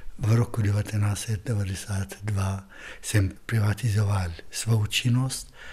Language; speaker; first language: Czech; non-native, fluent; Arabic